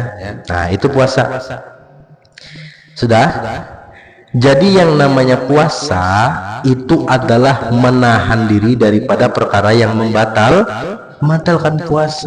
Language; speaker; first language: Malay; non-native, local second language; Banjar